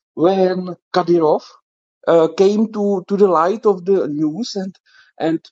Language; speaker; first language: English; non-native, fluent; Czech